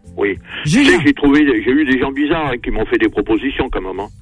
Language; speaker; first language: French; native; French